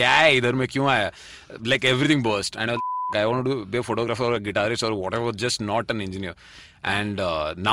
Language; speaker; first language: English; non-native, local second language; Odia